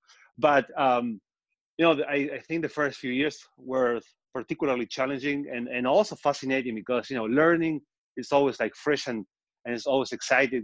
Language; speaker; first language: English; non-native, fluent; Spanish